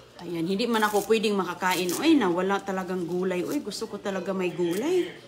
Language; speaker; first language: Filipino; non-native, local second language; Cebuano